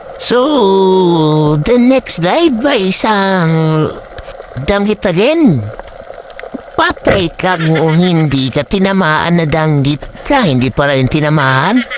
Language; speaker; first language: Filipino; native; Filipino